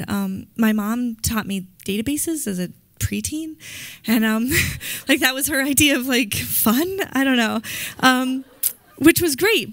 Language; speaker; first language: English; native; English